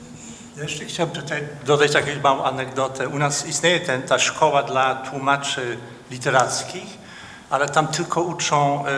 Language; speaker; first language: Polish; non-native, fluent; Dutch